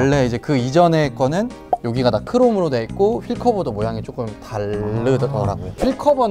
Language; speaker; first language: Korean; native; Korean